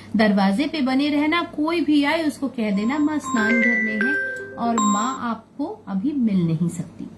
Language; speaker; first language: Hindi; non-native, local second language; Bangla